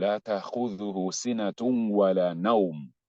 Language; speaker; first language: Arabic; non-native, fluent; English